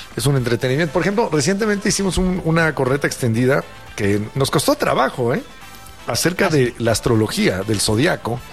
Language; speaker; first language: Spanish; native; Spanish